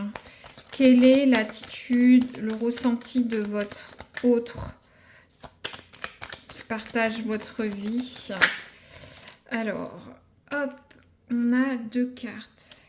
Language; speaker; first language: French; native; French